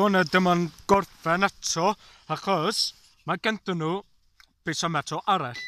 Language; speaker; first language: Welsh; non-native, learner; English